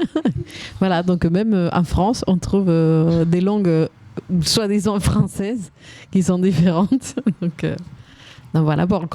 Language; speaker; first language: French; native; French